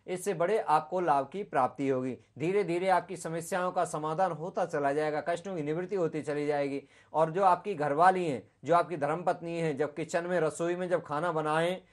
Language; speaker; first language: Hindi; native; Hindi